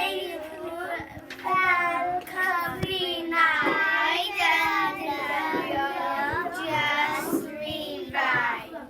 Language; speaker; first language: Welsh; non-native, local second language; English